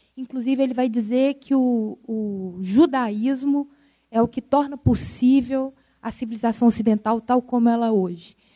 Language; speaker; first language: Portuguese; native; Portuguese